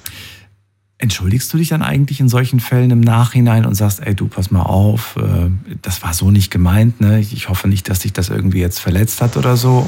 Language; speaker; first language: German; native; German